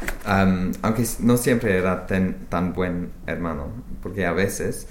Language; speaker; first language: Spanish; non-native, fluent; English